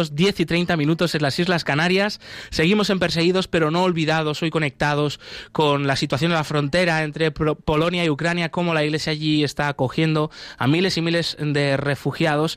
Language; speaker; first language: Spanish; native; Spanish